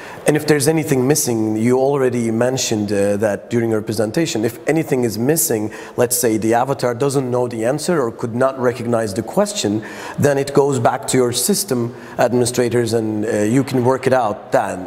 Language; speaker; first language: English; non-native, fluent; Turkish